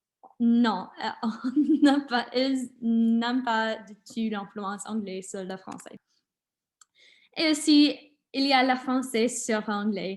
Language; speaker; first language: French; non-native, learner; English